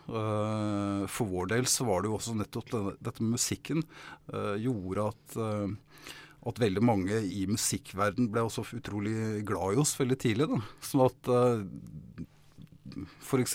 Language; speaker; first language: Norwegian; native; Norwegian